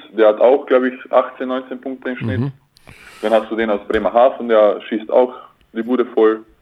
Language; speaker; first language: German; native; German